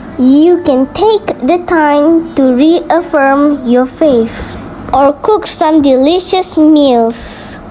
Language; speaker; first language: English; non-native, local second language; Malay